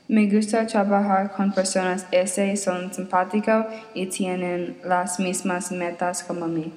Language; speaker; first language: Spanish; non-native, learner; English